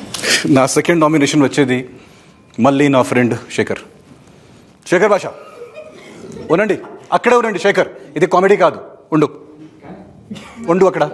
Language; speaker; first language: Telugu; non-native, fluent; Hindi